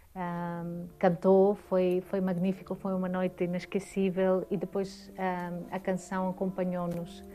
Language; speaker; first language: Portuguese; non-native, fluent; Greek